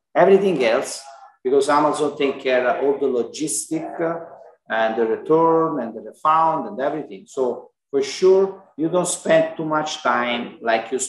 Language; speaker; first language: English; non-native, learner; Italian